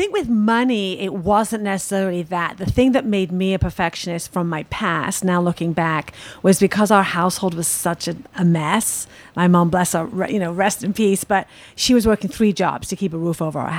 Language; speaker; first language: English; native; English